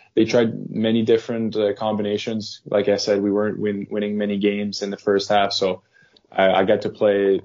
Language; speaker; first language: English; non-native, fluent; French